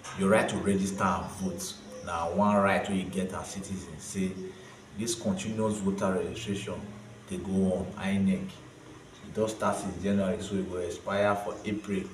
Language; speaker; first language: Nigerian Pidgin; native; Nigerian Pidgin